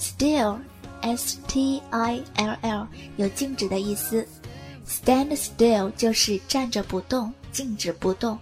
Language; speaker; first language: Chinese; native; Chinese